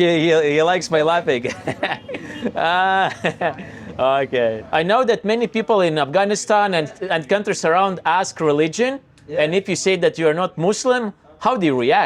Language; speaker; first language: English; non-native, learner; Lithuanian